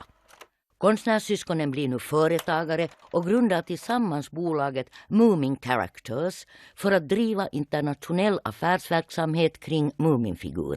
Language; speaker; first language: Swedish; native; Swedish